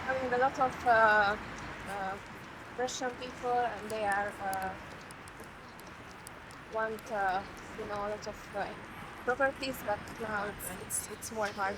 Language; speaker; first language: English; non-native, learner; Hungarian